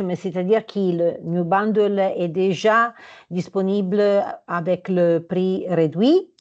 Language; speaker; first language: French; non-native, fluent; Italian